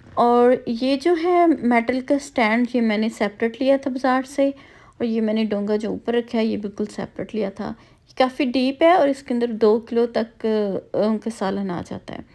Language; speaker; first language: Urdu; non-native, local second language; Punjabi